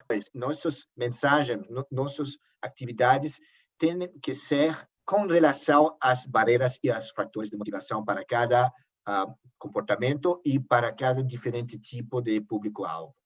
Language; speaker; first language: Portuguese; non-native, learner; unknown